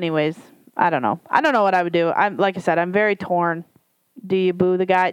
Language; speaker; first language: English; native; English